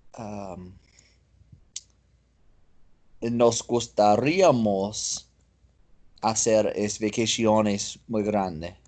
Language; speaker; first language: Spanish; non-native, learner; English